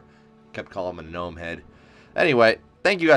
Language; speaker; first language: English; native; English